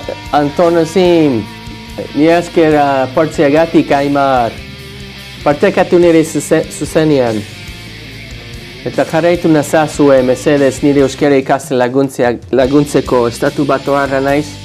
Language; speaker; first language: Basque; non-native, learner; English